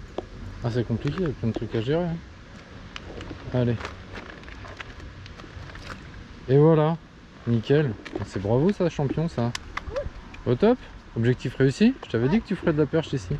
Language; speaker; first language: French; native; French